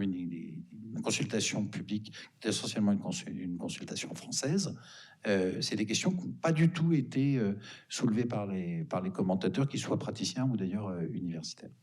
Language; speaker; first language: French; native; French